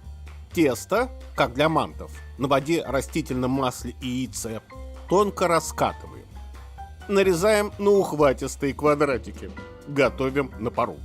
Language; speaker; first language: Russian; native; Russian